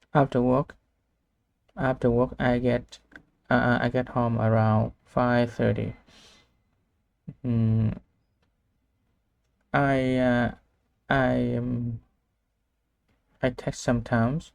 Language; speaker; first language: English; non-native, learner; Vietnamese